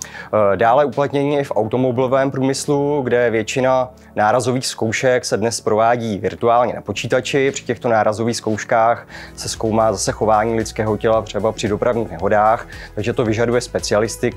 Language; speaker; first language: Czech; native; Czech